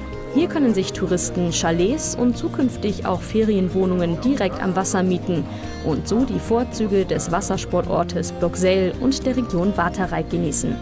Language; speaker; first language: German; native; German